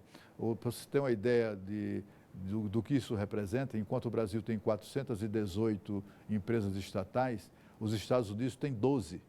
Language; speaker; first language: Portuguese; native; Portuguese